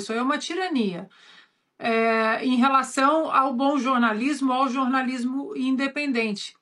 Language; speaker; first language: Portuguese; native; Portuguese